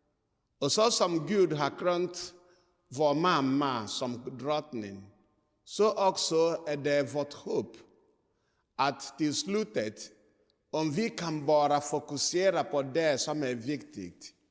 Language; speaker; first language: Swedish; non-native, fluent; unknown